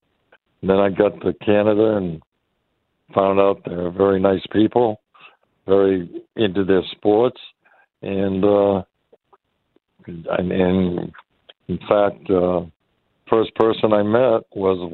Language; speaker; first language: English; native; English